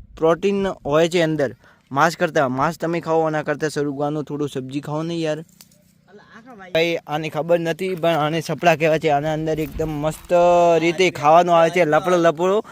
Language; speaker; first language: Gujarati; native; Gujarati